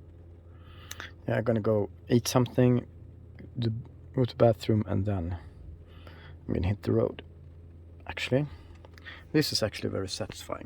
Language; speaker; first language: English; non-native, fluent; Swedish